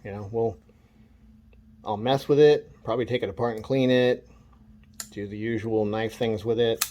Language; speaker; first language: English; native; English